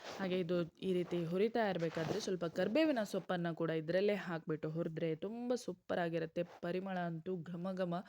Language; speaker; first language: Kannada; non-native, local second language; Konkani